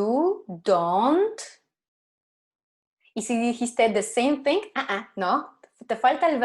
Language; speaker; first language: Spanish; non-native, fluent; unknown